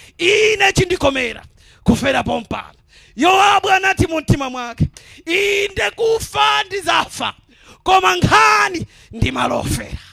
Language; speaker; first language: Nyanja; non-native, local second language; Tumbuka